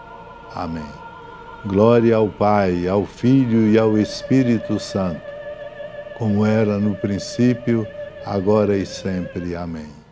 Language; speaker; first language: Portuguese; native; Portuguese